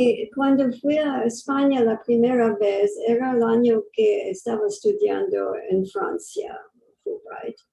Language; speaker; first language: Spanish; early bilingual, heritage; English